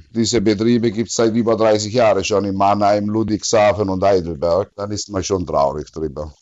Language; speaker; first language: German; non-native, fluent; Italian